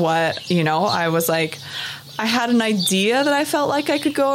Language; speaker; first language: English; native; English